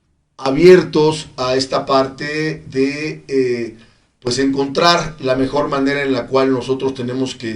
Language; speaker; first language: Spanish; native; Spanish